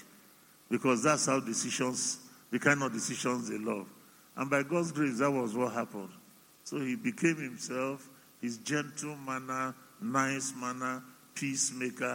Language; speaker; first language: English; non-native, local second language; Igbo